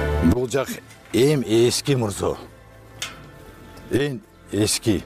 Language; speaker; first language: Kyrgyz; non-native, local second language; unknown